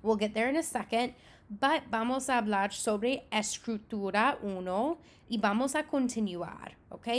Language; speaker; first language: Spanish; non-native, fluent; English